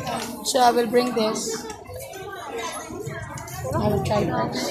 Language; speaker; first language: English; non-native, local second language; Cebuano